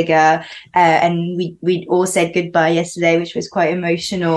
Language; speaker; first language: English; non-native, fluent; French